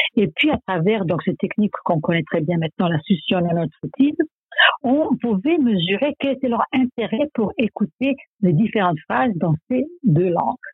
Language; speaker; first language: French; non-native, fluent; Serbian